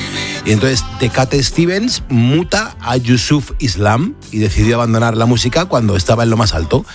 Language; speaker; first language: Spanish; native; Spanish